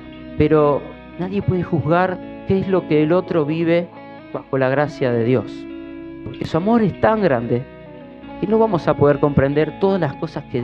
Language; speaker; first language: Spanish; native; Spanish